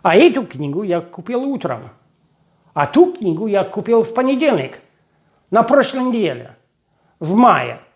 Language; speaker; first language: Russian; non-native, fluent; English